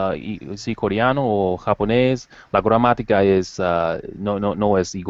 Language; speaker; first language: Spanish; non-native, learner; English